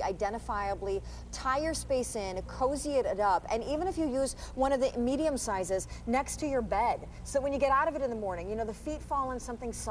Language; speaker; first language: English; native; English